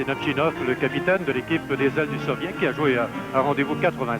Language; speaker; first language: French; native; French